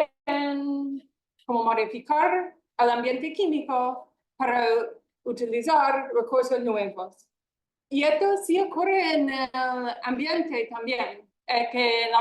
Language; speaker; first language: Spanish; non-native, fluent; English